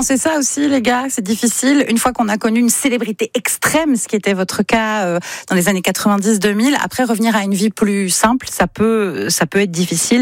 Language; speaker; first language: French; native; French